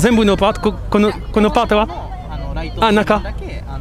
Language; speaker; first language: Japanese; non-native, learner; French